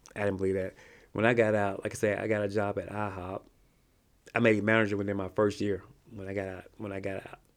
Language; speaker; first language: English; native; English